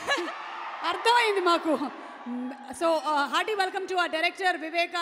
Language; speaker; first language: Telugu; native; Telugu